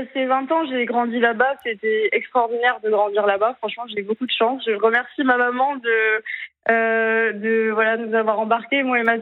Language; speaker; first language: French; native; French